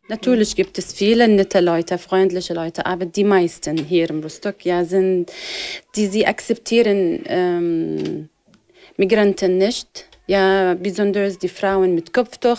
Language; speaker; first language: German; non-native, learner; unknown